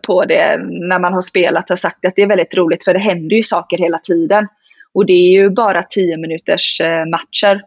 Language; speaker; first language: Swedish; native; Swedish